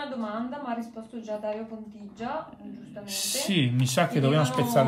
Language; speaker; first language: Italian; native; Italian